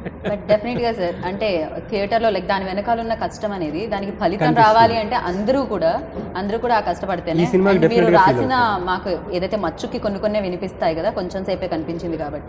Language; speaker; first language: Telugu; native; Telugu